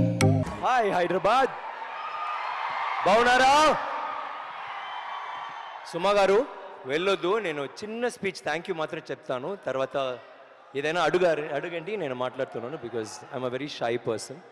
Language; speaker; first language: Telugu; non-native, learner; Tamil